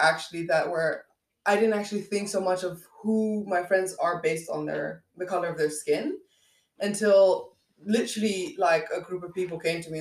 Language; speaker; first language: English; non-native, local second language; Dutch